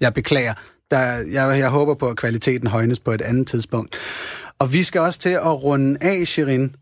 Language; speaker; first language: Danish; native; Danish